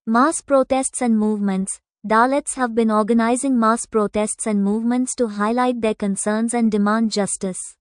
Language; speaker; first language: English; non-native, local second language; Tamil